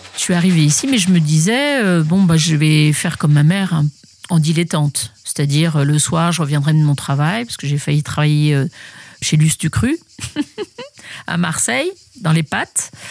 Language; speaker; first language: French; native; French